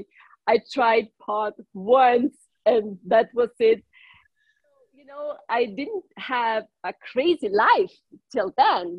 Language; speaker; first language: English; non-native, fluent; German